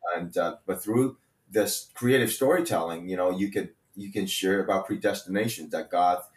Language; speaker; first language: English; early bilingual, other home language; Chinese